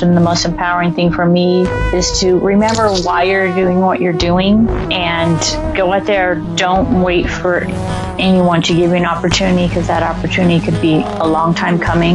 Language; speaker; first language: English; native; English